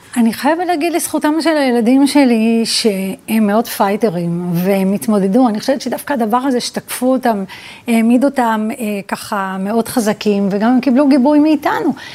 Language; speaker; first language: Hebrew; early bilingual, other home language; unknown